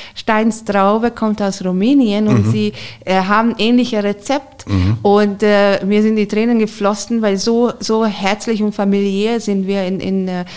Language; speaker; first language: German; non-native, fluent; Hungarian